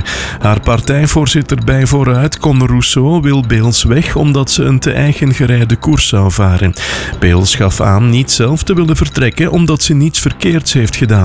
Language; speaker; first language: Dutch; native; Dutch